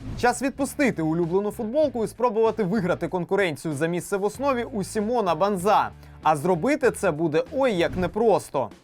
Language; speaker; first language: Ukrainian; native; Ukrainian